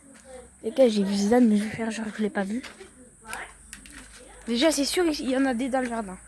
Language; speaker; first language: French; native; French